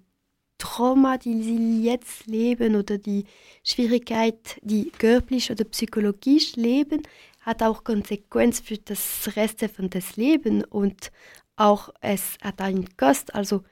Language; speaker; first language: German; non-native, local second language; French